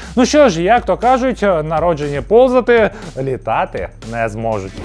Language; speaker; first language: Ukrainian; native; Ukrainian